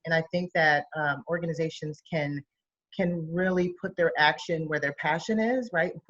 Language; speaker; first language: English; native; English